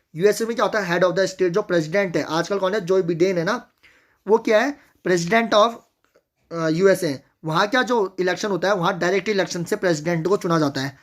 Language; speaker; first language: Hindi; native; Hindi